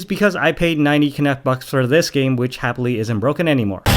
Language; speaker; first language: English; native; English